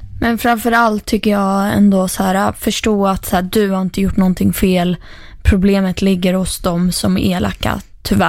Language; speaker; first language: Swedish; native; Swedish